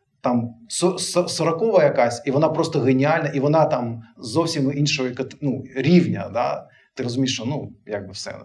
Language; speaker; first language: Ukrainian; non-native, local second language; Russian